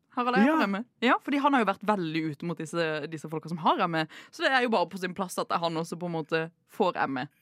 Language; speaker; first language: Norwegian; native; Norwegian